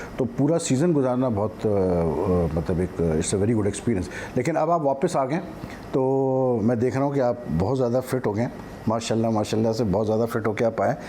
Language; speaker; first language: Urdu; native; Urdu